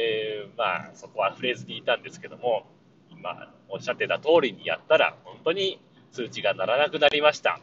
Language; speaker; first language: Japanese; native; Japanese